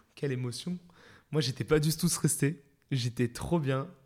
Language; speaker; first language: French; native; French